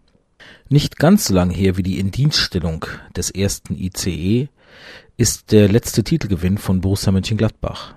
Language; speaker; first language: German; native; German